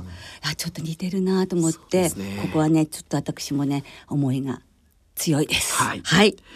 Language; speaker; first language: Japanese; native; Japanese